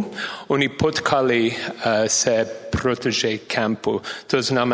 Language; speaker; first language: Czech; non-native, learner; English